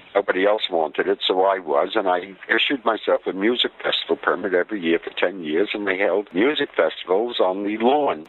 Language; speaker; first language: English; native; English